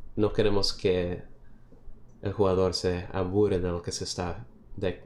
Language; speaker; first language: Spanish; early bilingual, other home language; English